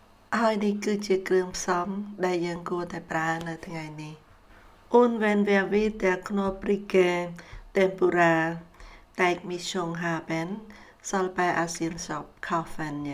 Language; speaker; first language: German; non-native, learner; Khmer